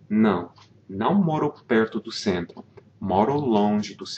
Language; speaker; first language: Portuguese; non-native, fluent; English